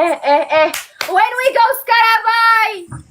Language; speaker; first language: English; non-native, learner; Arabic